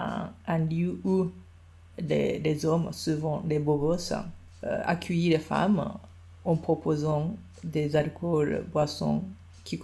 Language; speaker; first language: French; non-native, fluent; Japanese